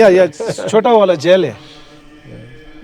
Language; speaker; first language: Hindi; non-native, local second language; Ladakhi